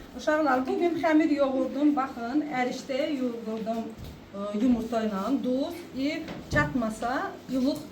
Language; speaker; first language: Azerbaijani; non-native, local second language; Lezghian